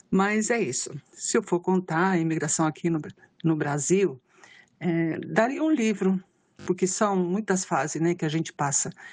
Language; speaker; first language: Portuguese; early bilingual, other home language; Spanish